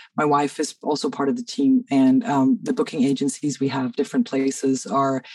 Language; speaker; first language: English; early bilingual, other home language; Danish